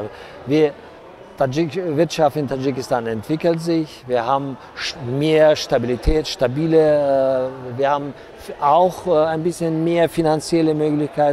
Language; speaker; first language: German; non-native, learner; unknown